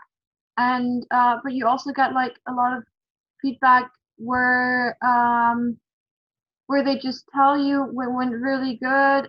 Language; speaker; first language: English; non-native, fluent; German